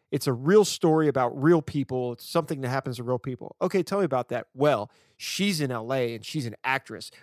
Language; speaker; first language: English; native; English